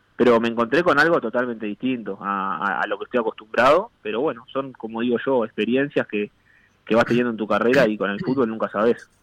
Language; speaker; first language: Spanish; native; Spanish